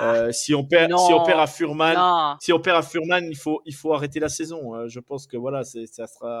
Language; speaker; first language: French; native; French